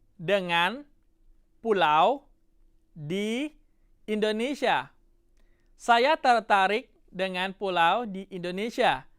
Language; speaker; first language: Indonesian; non-native, fluent; Thai